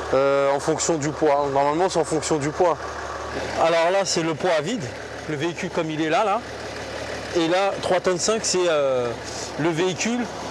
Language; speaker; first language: French; native; French